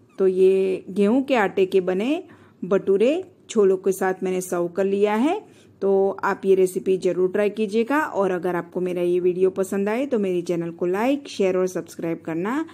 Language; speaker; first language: Hindi; non-native, local second language; Gujarati